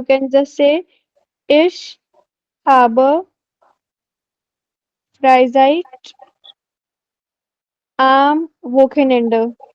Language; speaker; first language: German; non-native, fluent; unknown